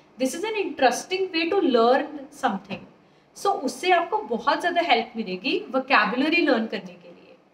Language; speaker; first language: Hindi; native; Hindi